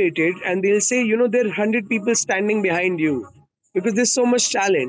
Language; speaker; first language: English; non-native, local second language; Hindi